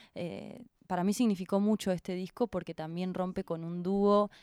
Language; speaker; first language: Spanish; native; Spanish